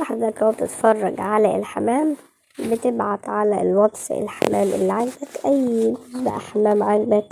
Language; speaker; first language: Arabic; native; Arabic